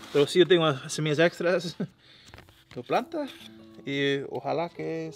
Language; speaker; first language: Spanish; non-native, learner; English